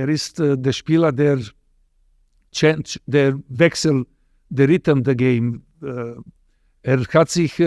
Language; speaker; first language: German; non-native, fluent; Serbian